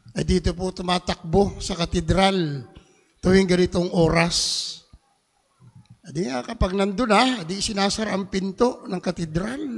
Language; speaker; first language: Filipino; native; Filipino